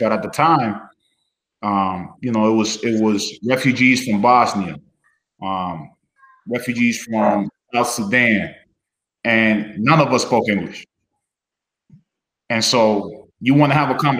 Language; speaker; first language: English; early bilingual, other home language; Spanish